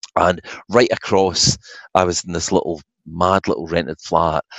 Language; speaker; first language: English; native; English